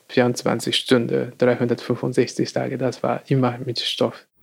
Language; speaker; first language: German; non-native, learner; Japanese